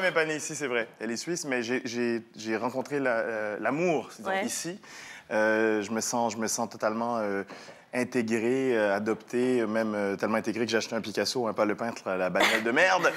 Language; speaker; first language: French; native; French